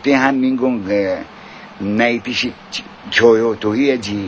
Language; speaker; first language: Korean; non-native, learner; Arabic